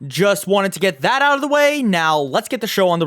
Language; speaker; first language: English; native; English